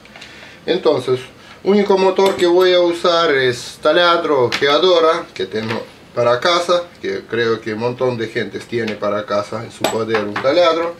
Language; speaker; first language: Spanish; non-native, learner; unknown